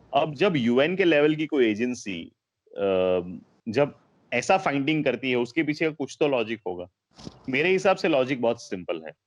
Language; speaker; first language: Hindi; non-native, local second language; Gujarati